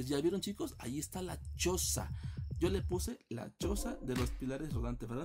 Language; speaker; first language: Spanish; native; Spanish